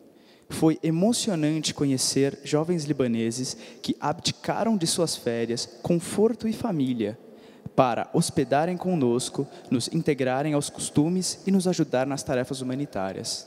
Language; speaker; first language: Portuguese; native; Portuguese